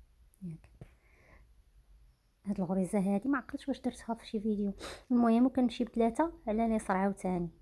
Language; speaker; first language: Arabic; native; Arabic